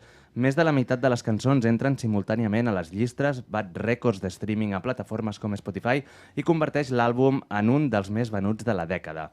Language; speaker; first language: Catalan; native; Catalan